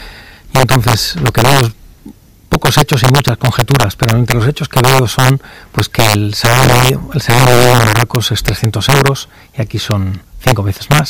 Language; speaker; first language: Spanish; native; Spanish